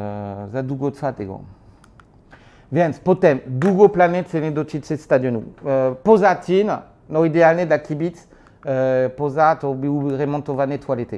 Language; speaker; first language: Polish; non-native, learner; French